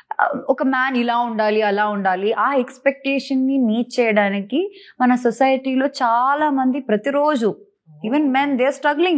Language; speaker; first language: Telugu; non-native, fluent; Malayalam